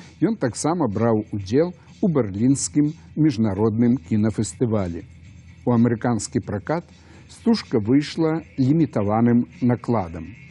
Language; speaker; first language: Belarusian; native; Belarusian